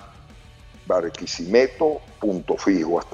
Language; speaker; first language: Spanish; native; Spanish